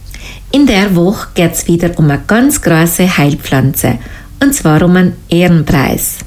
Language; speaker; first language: German; native; German